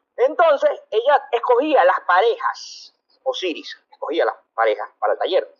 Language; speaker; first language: Spanish; native; Spanish